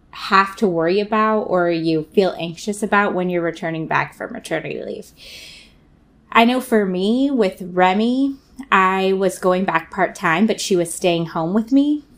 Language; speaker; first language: English; native; English